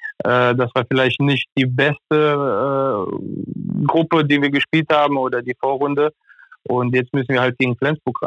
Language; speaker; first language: German; non-native, fluent; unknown